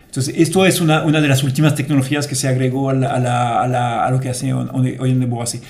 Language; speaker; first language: Spanish; non-native, fluent; French